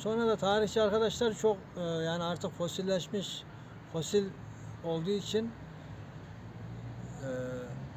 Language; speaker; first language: Turkish; native; Turkish